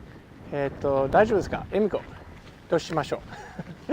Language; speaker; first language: Japanese; non-native, learner; English